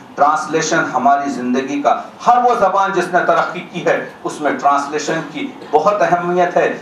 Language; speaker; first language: Urdu; native; Urdu